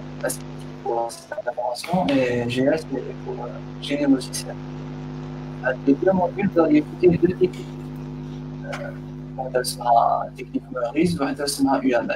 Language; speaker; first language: French; non-native, local second language; Arabic